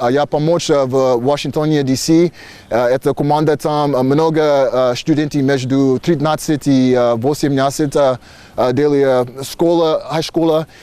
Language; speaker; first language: Russian; non-native, learner; English